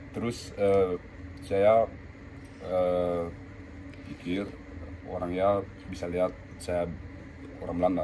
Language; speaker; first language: Indonesian; early bilingual, heritage; Dutch